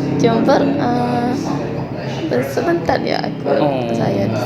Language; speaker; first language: Indonesian; non-native, learner; Malay